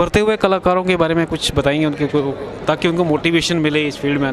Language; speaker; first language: Hindi; native; Hindi